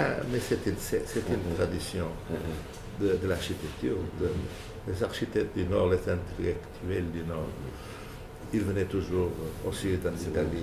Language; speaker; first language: French; non-native, fluent; Portuguese